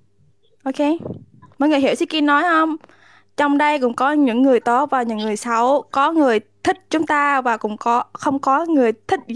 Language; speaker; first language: Vietnamese; non-native, fluent; Malay